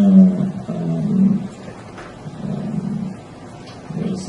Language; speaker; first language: Russian; early bilingual, heritage; Russian